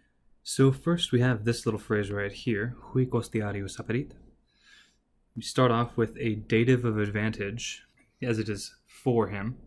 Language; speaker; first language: English; native; English